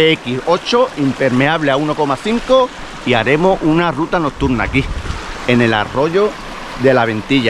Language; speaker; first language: Spanish; native; Spanish